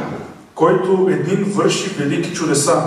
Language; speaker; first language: Bulgarian; native; Bulgarian